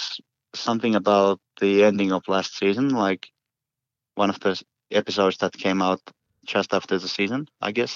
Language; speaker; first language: English; non-native, fluent; Finnish